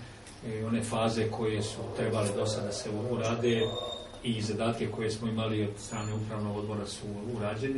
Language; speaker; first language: Serbian; native; Serbian